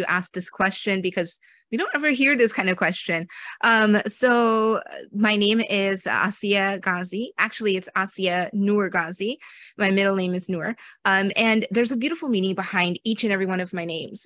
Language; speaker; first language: English; native; English